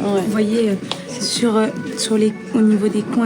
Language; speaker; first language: French; native; French